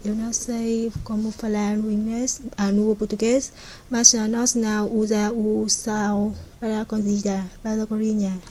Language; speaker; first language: Portuguese; non-native, learner; Vietnamese